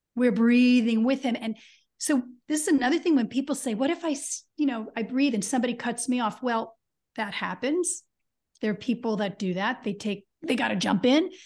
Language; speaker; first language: English; native; English